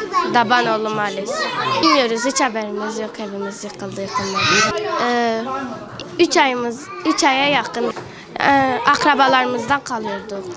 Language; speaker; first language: Turkish; non-native, local second language; Kurdish